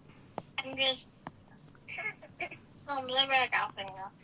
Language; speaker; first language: Chinese; native; Chinese